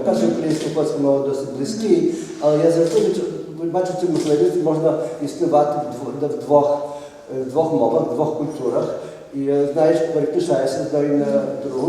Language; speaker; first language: Ukrainian; early bilingual, heritage; Ukrainian